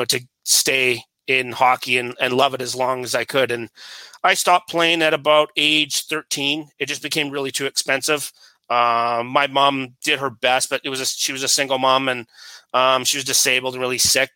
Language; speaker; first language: English; native; English